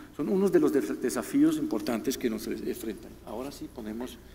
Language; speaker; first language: Spanish; non-native, fluent; German